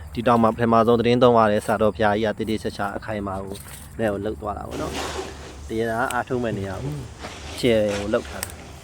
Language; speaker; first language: Burmese; non-native, local second language; Shan